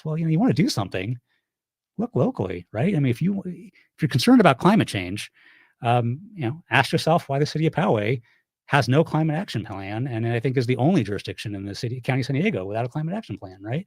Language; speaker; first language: English; native; English